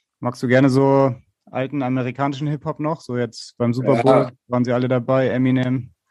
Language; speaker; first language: German; native; German